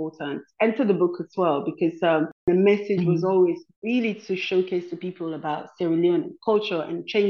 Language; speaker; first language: English; non-native, local second language; Krio